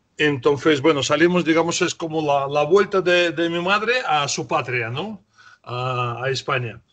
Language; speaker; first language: Spanish; non-native, fluent; Russian